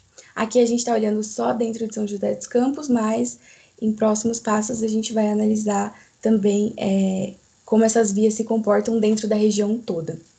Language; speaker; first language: Portuguese; native; Portuguese